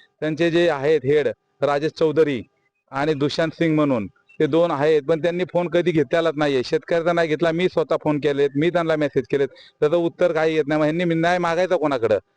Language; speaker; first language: Marathi; native; Marathi